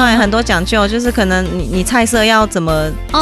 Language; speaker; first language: Chinese; native; Chinese